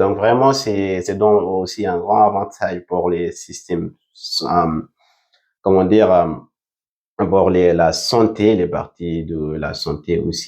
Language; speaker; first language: French; non-native, fluent; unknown